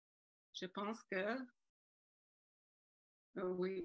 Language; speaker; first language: French; non-native, fluent; English